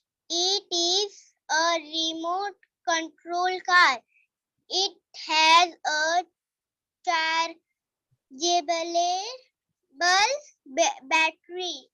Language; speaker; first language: English; non-native, learner; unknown